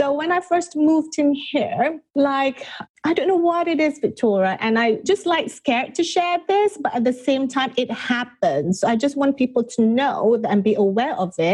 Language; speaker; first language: English; non-native, local second language; Malay